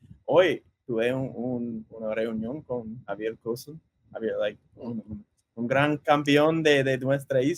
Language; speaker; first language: Spanish; early bilingual, heritage; English